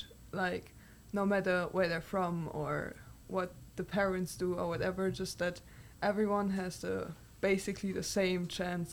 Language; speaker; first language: English; non-native, fluent; German